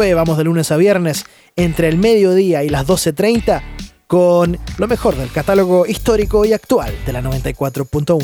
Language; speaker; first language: Spanish; native; Spanish